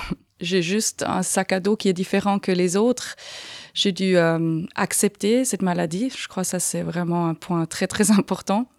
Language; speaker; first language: French; non-native, fluent; Swiss German